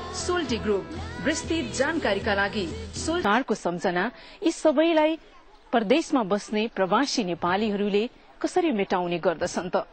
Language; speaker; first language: Nepali; native; Nepali